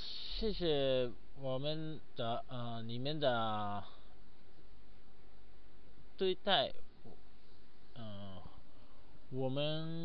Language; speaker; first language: Chinese; non-native, learner; Japanese